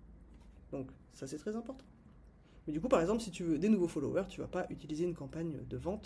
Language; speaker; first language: French; native; French